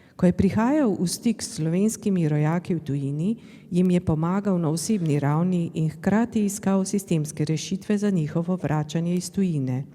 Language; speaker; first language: Slovenian; native; Slovenian